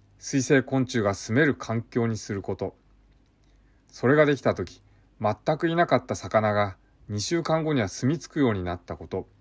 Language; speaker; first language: Japanese; native; Japanese